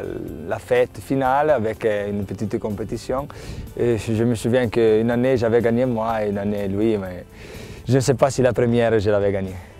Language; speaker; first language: French; non-native, local second language; Italian